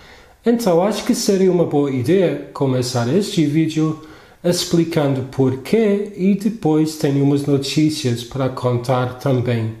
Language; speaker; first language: Portuguese; non-native, fluent; English